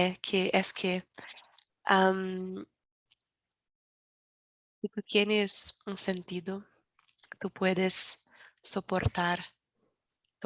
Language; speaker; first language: Spanish; non-native, learner; Portuguese